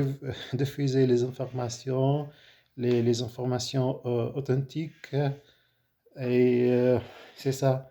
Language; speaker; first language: French; non-native, fluent; Arabic